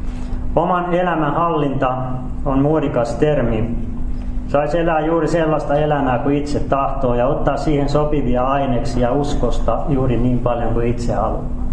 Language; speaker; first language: Finnish; native; Finnish